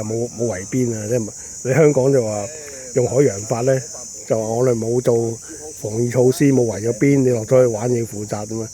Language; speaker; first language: Chinese; native; Chinese